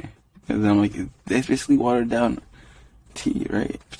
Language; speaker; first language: English; native; English